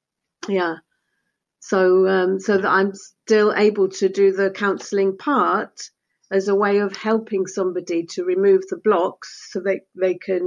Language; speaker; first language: English; early bilingual, other home language; Spanish